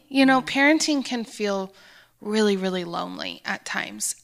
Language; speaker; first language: English; native; English